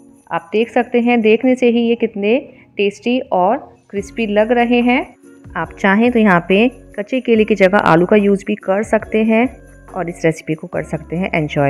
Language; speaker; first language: Hindi; native; Hindi